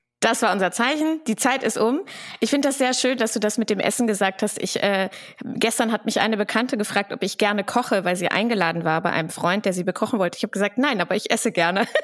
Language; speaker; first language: German; native; German